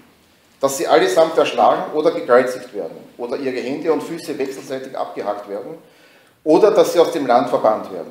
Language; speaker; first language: German; native; German